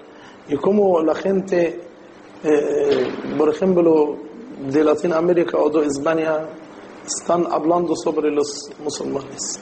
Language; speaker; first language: Spanish; non-native, learner; Arabic